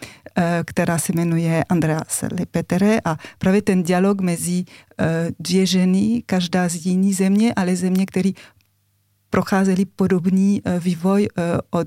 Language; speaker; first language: Czech; non-native, fluent; French